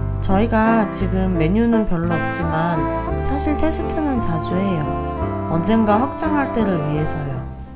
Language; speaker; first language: Korean; non-native, learner; English